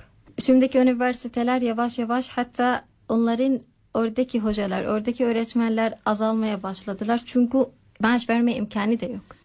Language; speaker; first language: Turkish; non-native, learner; Arabic